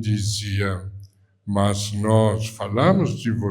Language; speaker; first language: Portuguese; non-native, fluent; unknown